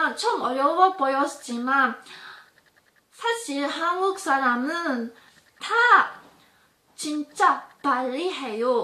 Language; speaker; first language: Korean; non-native, learner; German